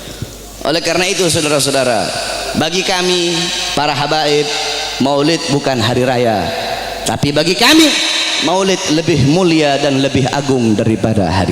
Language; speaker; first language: Indonesian; native; Indonesian